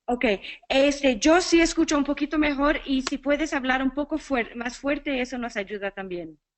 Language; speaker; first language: Spanish; non-native, fluent; English